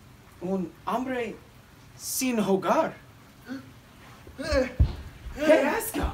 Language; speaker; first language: Spanish; non-native, learner; English